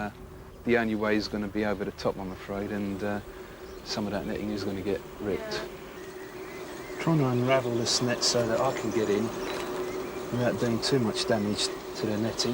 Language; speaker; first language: English; native; English